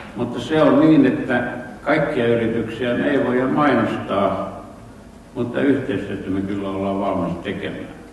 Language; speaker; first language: Finnish; native; Finnish